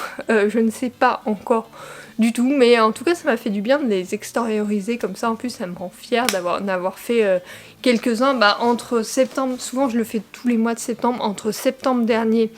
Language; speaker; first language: French; native; French